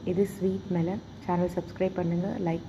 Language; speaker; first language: Tamil; native; Tamil